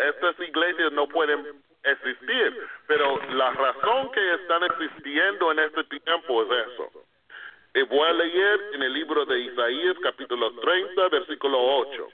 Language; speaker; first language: Spanish; non-native, fluent; English